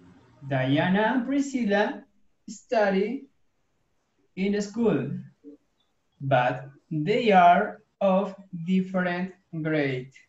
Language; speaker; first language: English; non-native, learner; Spanish